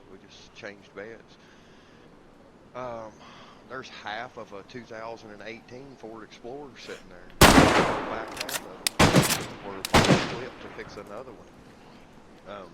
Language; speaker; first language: English; native; English